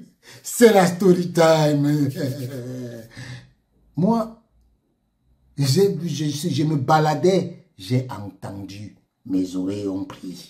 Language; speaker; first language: French; native; French